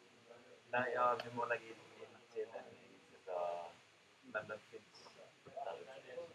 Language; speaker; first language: Norwegian; native; Norwegian